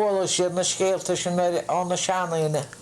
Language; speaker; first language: Irish; native; Irish